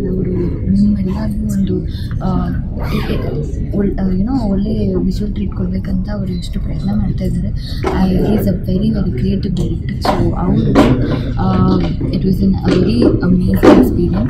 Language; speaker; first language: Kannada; non-native, local second language; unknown